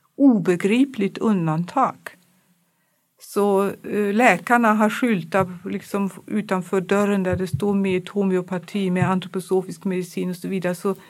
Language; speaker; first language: Swedish; non-native, fluent; German